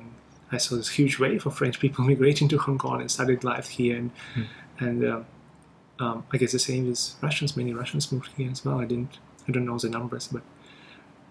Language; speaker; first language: English; non-native, fluent; Russian